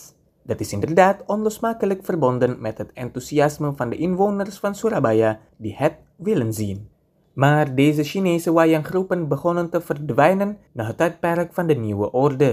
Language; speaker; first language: Dutch; non-native, fluent; Indonesian